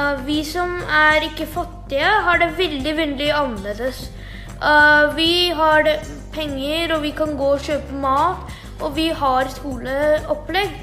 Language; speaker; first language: Norwegian; early bilingual, heritage; Norwegian